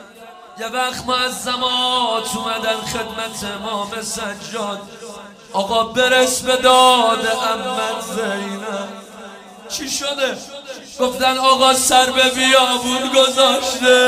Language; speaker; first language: Persian; native; Persian